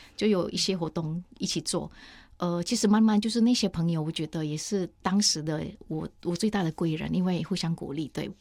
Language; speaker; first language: Chinese; non-native, fluent; Indonesian